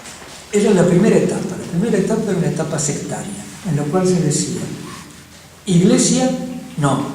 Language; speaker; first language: Spanish; native; Spanish